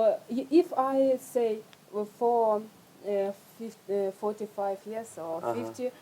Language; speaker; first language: English; non-native, learner; Russian